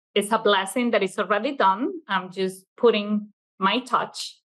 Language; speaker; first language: English; non-native, fluent; Italian